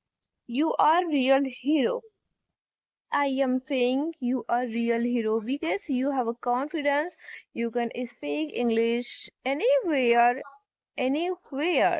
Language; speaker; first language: English; non-native, learner; Hindi